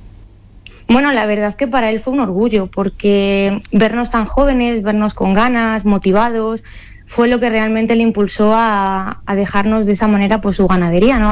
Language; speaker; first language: Spanish; native; Spanish